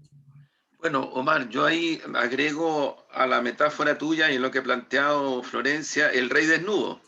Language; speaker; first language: Spanish; native; Spanish